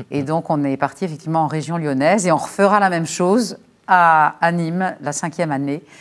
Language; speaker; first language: French; native; French